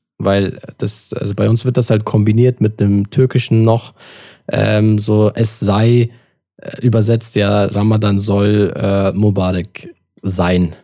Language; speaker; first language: German; early bilingual, other home language; Turkish